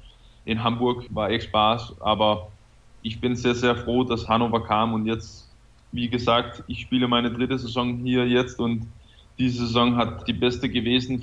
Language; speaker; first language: German; non-native, fluent; Danish